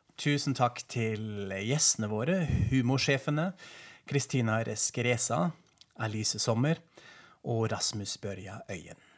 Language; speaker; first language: Norwegian; non-native, fluent; German